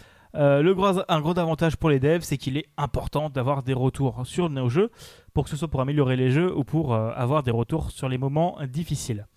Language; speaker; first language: French; native; French